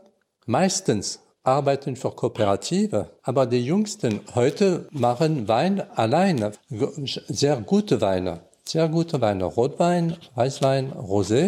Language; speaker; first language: German; non-native, learner; French